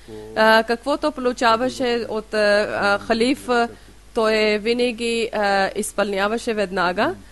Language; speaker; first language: Bulgarian; non-native, learner; Urdu